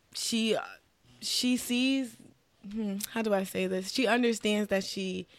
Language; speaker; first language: English; native; English